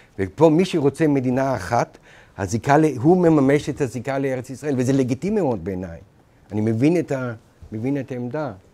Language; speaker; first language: Hebrew; non-native, fluent; German